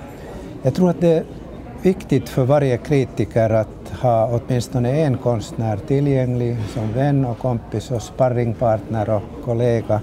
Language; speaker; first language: Swedish; native; Swedish